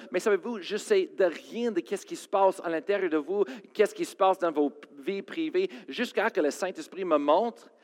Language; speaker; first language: French; non-native, fluent; English